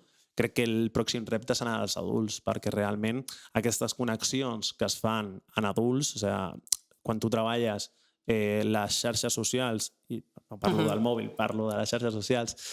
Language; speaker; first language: Catalan; native; Catalan